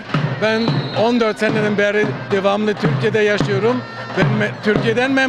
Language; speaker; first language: Turkish; non-native, fluent; German